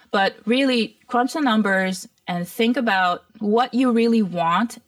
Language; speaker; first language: English; early bilingual, other home language; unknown